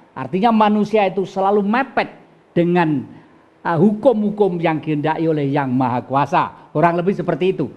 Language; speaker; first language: Indonesian; non-native, local second language; Javanese